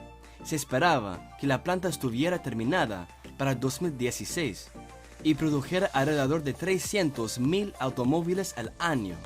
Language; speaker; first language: Spanish; non-native, fluent; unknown